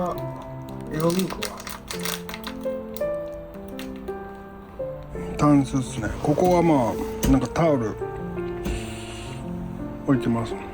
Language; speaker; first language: Japanese; native; Japanese